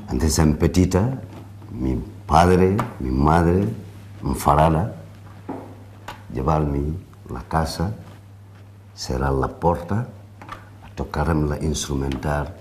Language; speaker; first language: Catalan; non-native, learner; Mandingo